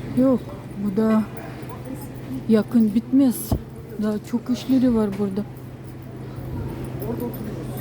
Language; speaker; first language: Turkish; non-native, fluent; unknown